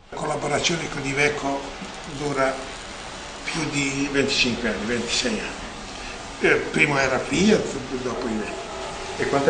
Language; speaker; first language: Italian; non-native, fluent; Serbian